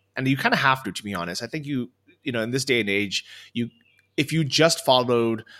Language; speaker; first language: English; native; English